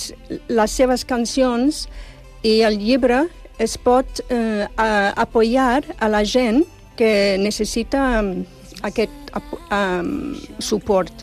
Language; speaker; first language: Catalan; non-native, fluent; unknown